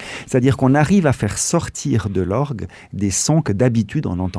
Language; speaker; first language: French; native; French